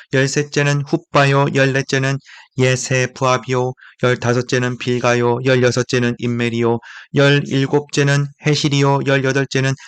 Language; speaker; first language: Korean; native; Korean